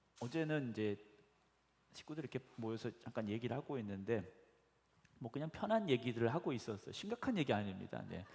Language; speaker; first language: Korean; native; Korean